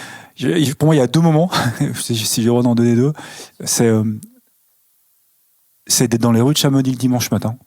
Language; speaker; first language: French; native; French